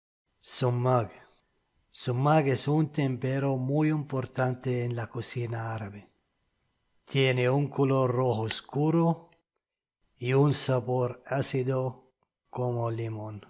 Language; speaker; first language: Spanish; non-native, fluent; Arabic